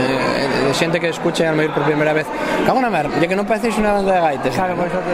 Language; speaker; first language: Spanish; native; Spanish